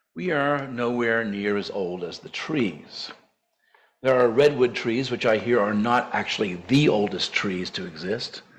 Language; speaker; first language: English; native; English